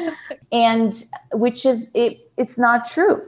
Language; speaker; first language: English; non-native, fluent; Portuguese